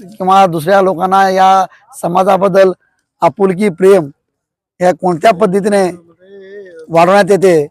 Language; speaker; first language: Marathi; non-native, local second language; Lambadi